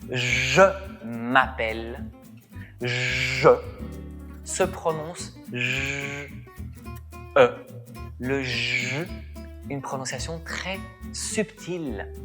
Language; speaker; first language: French; non-native, fluent; Spanish